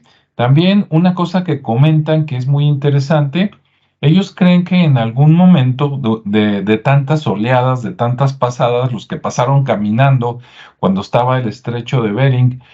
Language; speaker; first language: Spanish; native; Spanish